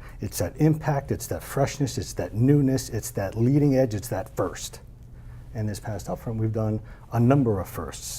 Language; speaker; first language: English; native; English